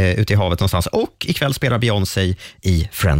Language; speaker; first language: Swedish; native; Swedish